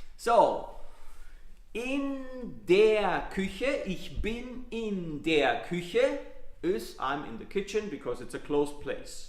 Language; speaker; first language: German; non-native, fluent; Italian